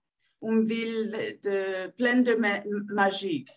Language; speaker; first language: French; non-native, fluent; Spanish